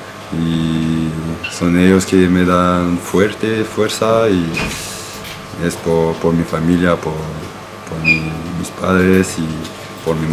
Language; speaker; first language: Spanish; non-native, learner; French